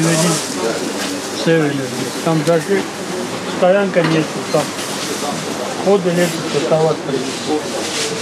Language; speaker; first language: Russian; non-native, learner; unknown